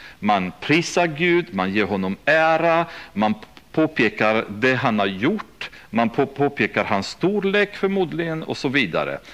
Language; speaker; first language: Swedish; native; Swedish